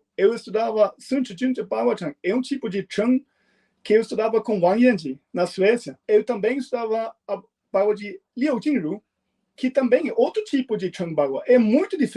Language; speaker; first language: Portuguese; non-native, fluent; Swedish